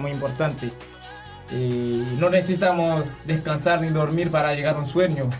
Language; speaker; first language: Spanish; non-native, learner; Haitian Creole